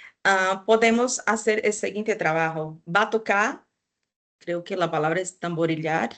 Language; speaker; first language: Spanish; non-native, fluent; Portuguese